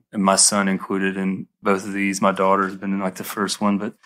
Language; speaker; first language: English; native; English